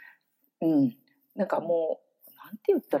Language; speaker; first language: Japanese; native; Japanese